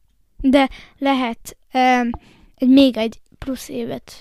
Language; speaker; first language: Hungarian; early bilingual, heritage; Hungarian